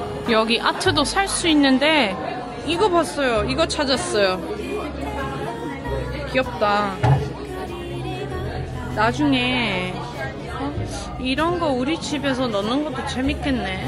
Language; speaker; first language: Korean; non-native, fluent; French